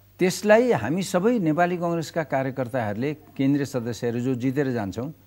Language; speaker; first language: Nepali; native; Nepali